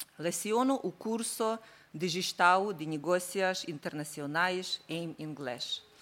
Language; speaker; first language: Portuguese; non-native, learner; Ukrainian